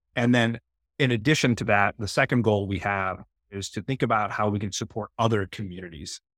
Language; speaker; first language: English; native; English